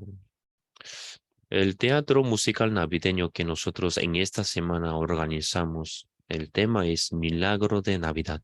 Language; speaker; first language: Spanish; non-native, fluent; Korean